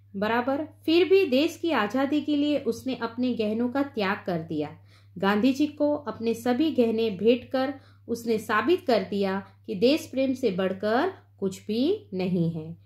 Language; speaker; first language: Hindi; non-native, local second language; Gujarati